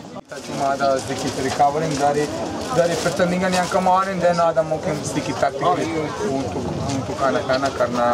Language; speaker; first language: Indonesian; non-native, fluent; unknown